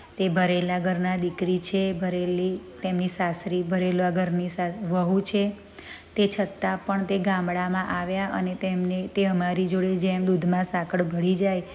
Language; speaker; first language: Gujarati; native; Gujarati